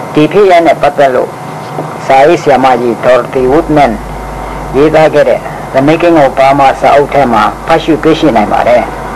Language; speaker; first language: Burmese; non-native, local second language; Mon